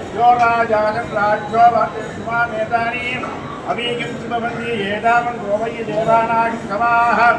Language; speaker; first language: Tamil; native; Tamil